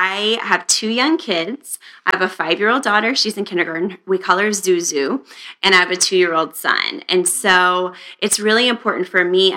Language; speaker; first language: English; native; English